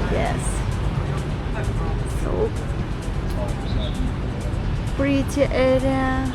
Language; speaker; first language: English; non-native, learner; Russian